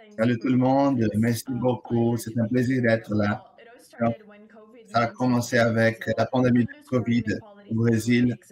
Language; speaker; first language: French; non-native, fluent; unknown